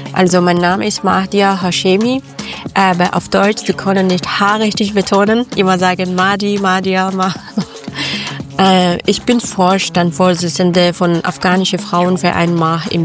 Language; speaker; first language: German; non-native, learner; Persian